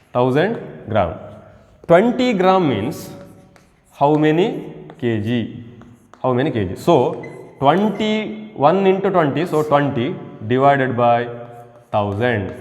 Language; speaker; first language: English; non-native, local second language; Kannada